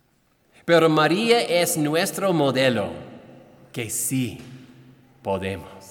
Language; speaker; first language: Spanish; non-native, fluent; English